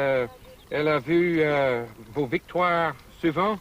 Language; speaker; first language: French; non-native, learner; English